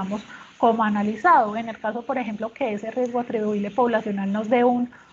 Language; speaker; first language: Spanish; native; Spanish